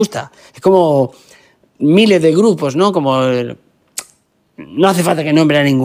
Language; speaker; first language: Spanish; native; Spanish